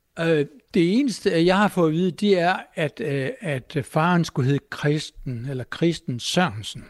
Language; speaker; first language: Danish; native; Danish